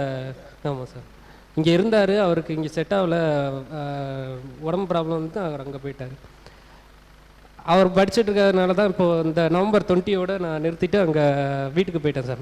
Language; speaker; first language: Tamil; native; Tamil